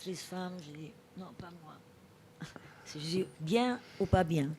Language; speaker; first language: French; non-native, fluent; Italian